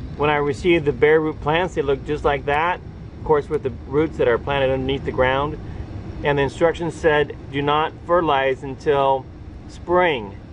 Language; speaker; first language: English; native; English